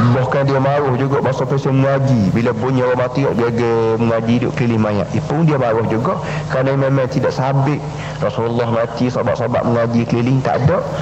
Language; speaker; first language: Malay; native; Malay